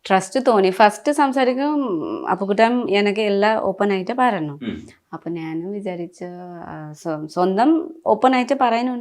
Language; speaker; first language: Malayalam; non-native, learner; Nepali